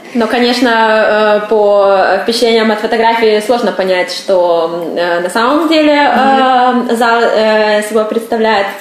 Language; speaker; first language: Russian; native; Russian